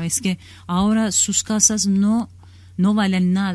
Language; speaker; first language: Spanish; non-native, learner; Kurdish